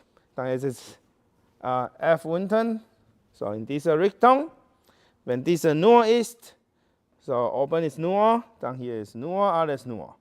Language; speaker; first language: German; non-native, learner; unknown